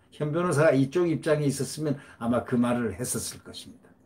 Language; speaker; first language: Korean; native; Korean